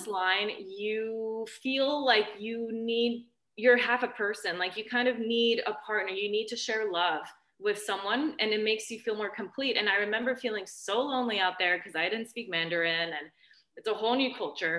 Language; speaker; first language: English; early bilingual, other home language; Romanian